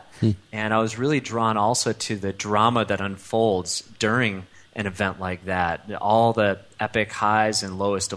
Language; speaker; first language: English; native; English